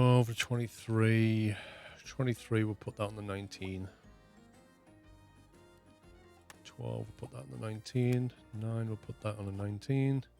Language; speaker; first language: English; native; English